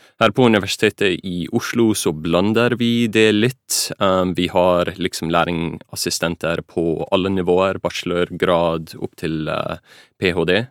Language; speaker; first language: Norwegian; non-native, fluent; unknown